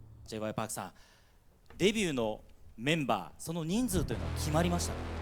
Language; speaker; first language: Japanese; native; Japanese